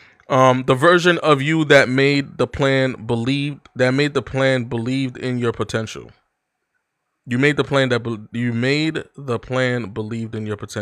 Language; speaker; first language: English; native; English